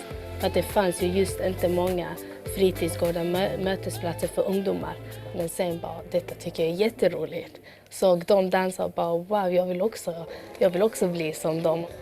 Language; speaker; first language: Swedish; early bilingual, other home language; Albanian